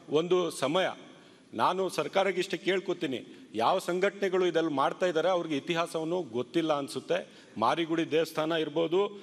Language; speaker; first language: Kannada; non-native, local second language; Urdu